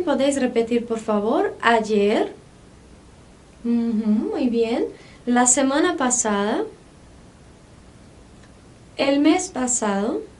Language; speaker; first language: Spanish; non-native, fluent; Portuguese